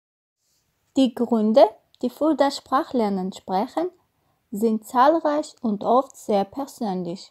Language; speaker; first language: German; non-native, fluent; Armenian